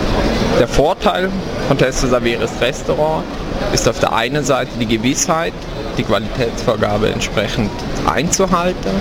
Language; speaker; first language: German; native; German